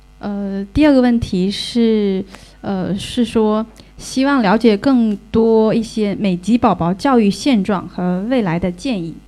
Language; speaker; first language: Chinese; native; Chinese